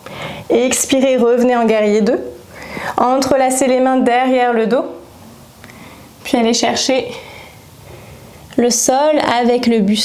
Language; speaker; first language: French; native; French